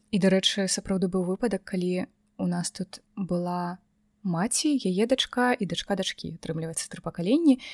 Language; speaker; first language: Belarusian; non-native, local second language; Russian